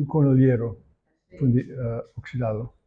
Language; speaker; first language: Spanish; non-native, learner; English